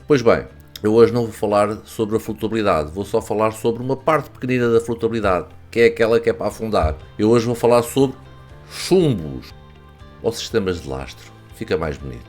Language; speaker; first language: Portuguese; native; Portuguese